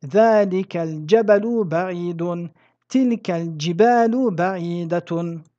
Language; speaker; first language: Arabic; non-native, fluent; French